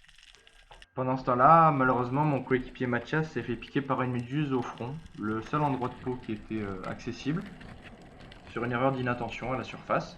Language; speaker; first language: French; native; French